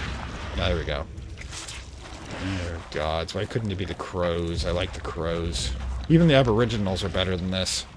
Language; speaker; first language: English; native; English